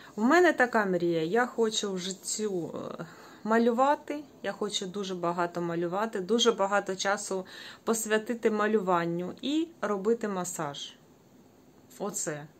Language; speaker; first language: Ukrainian; native; Ukrainian